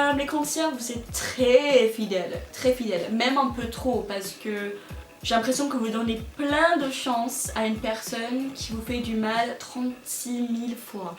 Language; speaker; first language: French; non-native, fluent; English